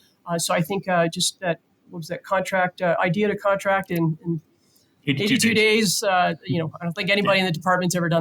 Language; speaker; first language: English; native; English